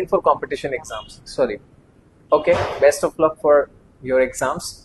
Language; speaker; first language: English; non-native, local second language; Hindi